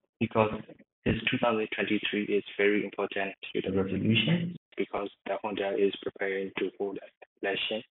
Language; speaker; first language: English; non-native, learner; Burmese